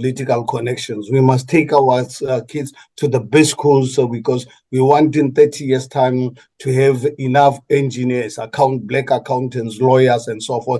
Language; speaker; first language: English; non-native, local second language; Northern Sotho